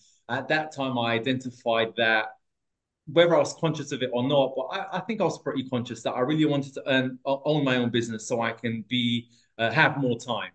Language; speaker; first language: English; early bilingual, other home language; Portuguese